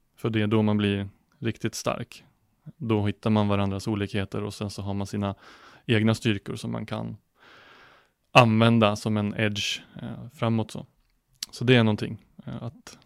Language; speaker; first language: Swedish; native; Swedish